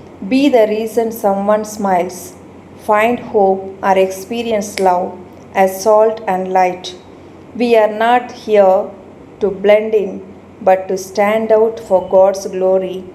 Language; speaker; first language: English; non-native, local second language; Telugu